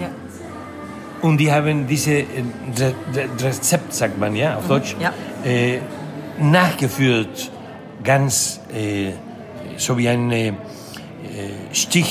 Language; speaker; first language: German; non-native, fluent; Spanish